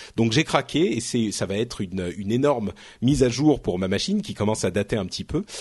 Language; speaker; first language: French; native; French